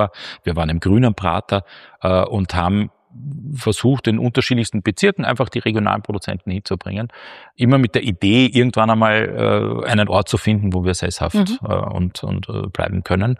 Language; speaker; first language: German; native; German